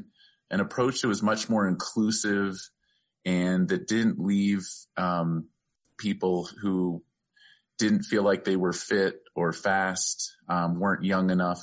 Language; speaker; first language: English; native; English